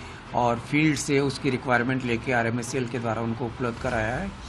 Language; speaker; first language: Hindi; native; Hindi